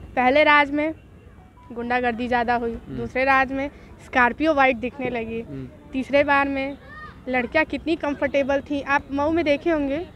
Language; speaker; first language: Hindi; native; Hindi